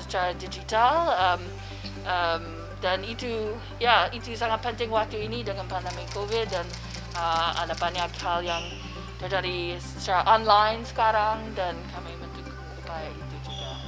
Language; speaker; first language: Indonesian; non-native, fluent; English